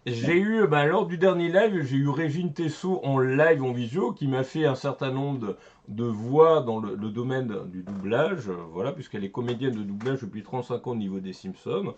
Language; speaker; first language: French; native; French